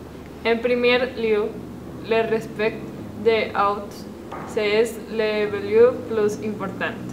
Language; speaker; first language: French; non-native, learner; Spanish